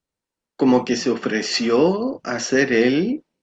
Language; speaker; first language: Spanish; native; Spanish